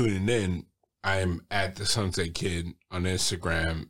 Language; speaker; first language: English; native; English